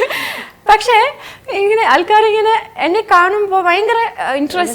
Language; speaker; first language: Malayalam; non-native, fluent; French